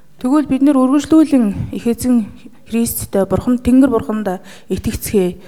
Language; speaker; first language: Mongolian; native; Mongolian